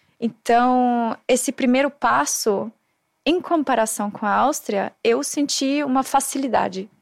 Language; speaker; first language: Portuguese; non-native, fluent; German